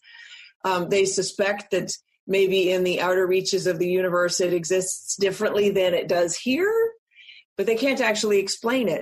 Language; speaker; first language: English; native; English